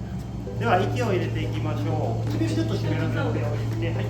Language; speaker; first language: Japanese; native; Japanese